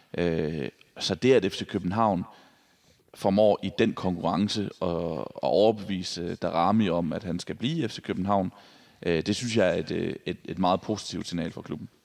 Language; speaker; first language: Danish; native; Danish